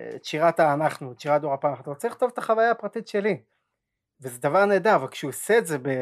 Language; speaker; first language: Hebrew; early bilingual, other home language; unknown